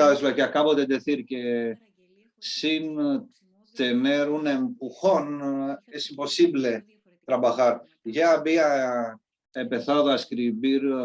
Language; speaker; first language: Spanish; non-native, fluent; Greek